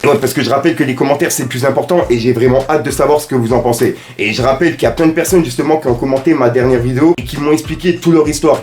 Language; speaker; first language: French; native; French